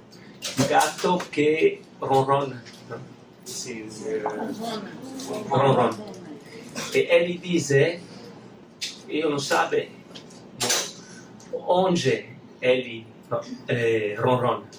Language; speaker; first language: Portuguese; non-native, learner; French